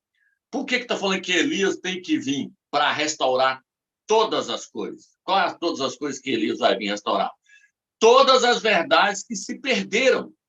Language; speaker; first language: Portuguese; native; Portuguese